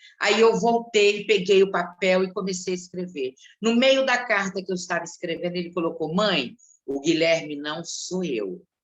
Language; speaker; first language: Portuguese; native; Portuguese